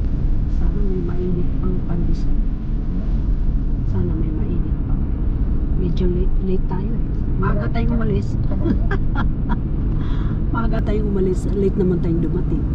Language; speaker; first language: Filipino; non-native, local second language; Cebuano